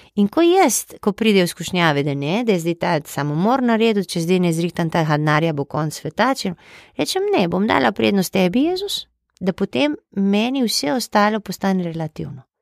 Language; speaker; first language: Slovenian; native; Slovenian